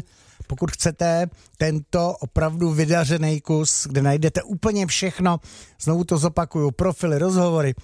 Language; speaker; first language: Czech; native; Czech